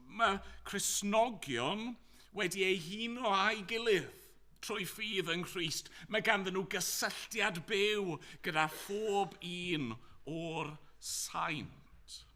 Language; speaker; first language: Welsh; native; Welsh